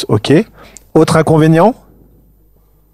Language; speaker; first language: French; native; French